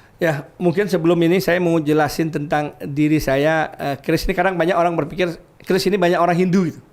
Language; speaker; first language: Indonesian; non-native, local second language; Balinese